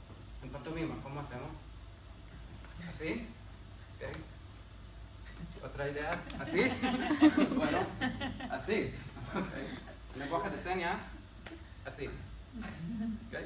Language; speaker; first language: Spanish; non-native, learner; Hebrew